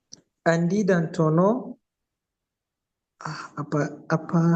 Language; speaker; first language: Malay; non-native, learner; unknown